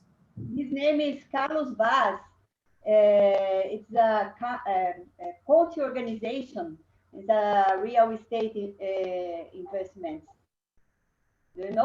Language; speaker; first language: English; non-native, learner; Portuguese